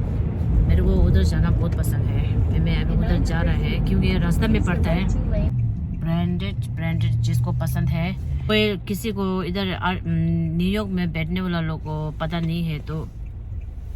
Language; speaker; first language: Hindi; non-native, local second language; Tibetan